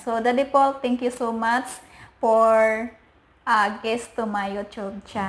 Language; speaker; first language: English; non-native, learner; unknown